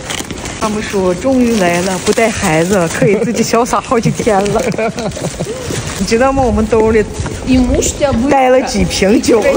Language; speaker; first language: Chinese; non-native, fluent; Russian